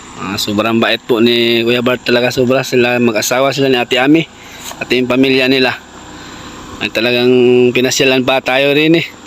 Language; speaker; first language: Filipino; non-native, local second language; Cebuano